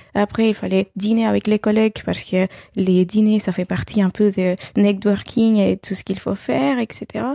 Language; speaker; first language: French; non-native, fluent; Spanish